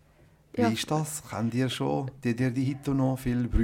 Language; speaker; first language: German; native; German